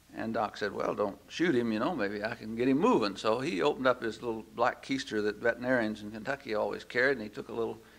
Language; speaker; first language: English; native; English